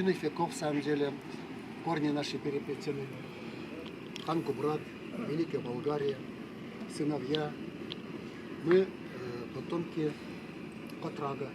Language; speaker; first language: Russian; non-native, local second language; Chuvash